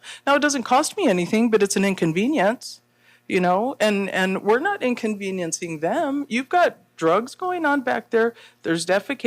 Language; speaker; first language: English; native; English